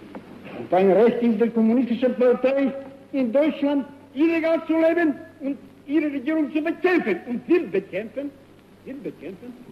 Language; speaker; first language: German; non-native, fluent; Bulgarian